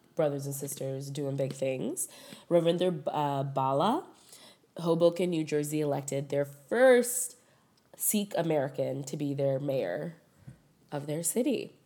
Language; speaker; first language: English; native; English